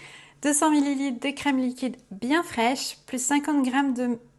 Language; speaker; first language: French; native; French